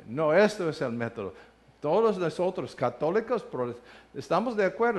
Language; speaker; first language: Spanish; non-native, learner; English